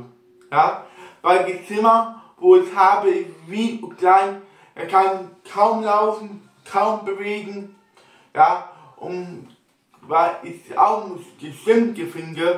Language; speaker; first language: German; non-native, local second language; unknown